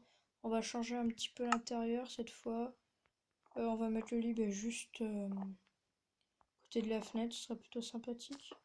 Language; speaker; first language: French; native; French